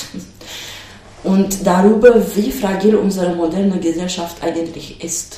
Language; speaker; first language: German; non-native, fluent; Romanian